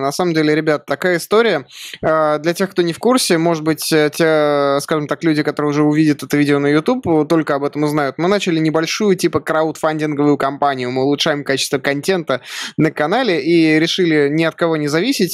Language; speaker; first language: Russian; native; Russian